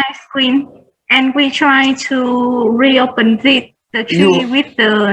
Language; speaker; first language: English; non-native, learner; Vietnamese